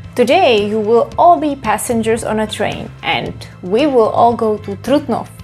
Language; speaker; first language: English; non-native, fluent; Czech